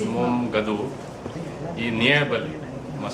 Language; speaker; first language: Russian; non-native, fluent; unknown